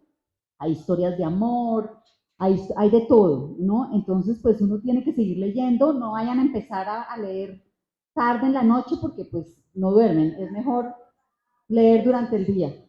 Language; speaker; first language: Spanish; native; Spanish